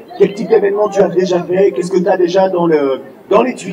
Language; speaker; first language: French; non-native, local second language; Arabic